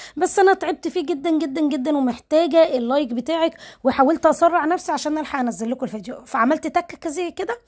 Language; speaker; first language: Arabic; native; Arabic